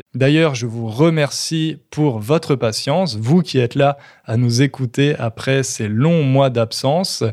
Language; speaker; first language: French; native; French